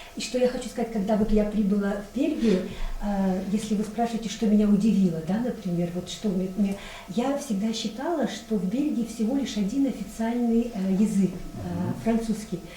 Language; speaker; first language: Russian; non-native, local second language; Chechen